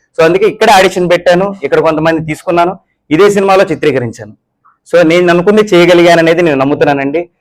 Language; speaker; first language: Telugu; native; Telugu